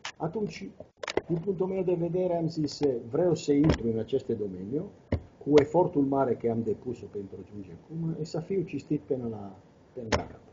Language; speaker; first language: Romanian; non-native, fluent; Italian